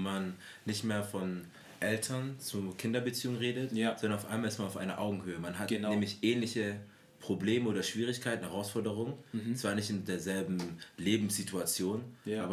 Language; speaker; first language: German; native; German